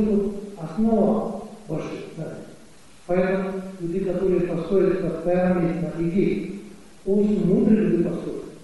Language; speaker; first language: Russian; non-native, learner; Tibetan